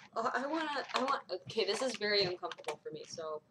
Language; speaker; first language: English; native; English